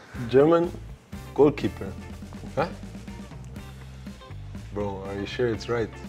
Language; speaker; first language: English; non-native, fluent; Arabic